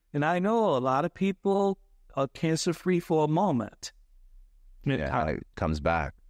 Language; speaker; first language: English; native; English